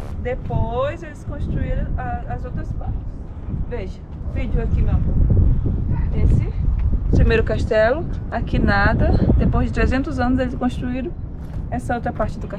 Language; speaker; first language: Portuguese; non-native, learner; English